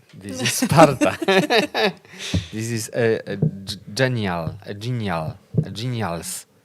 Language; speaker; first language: English; non-native, learner; Polish